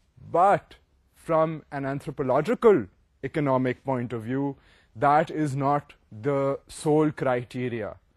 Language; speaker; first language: English; non-native, local second language; Urdu